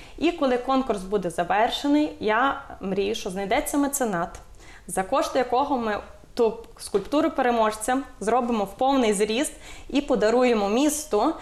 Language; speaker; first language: Ukrainian; native; Ukrainian